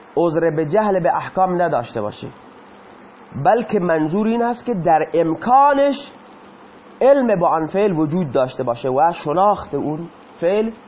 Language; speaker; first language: Persian; native; Persian